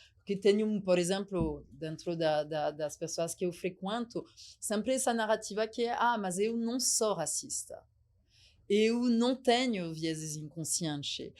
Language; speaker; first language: Portuguese; non-native, fluent; French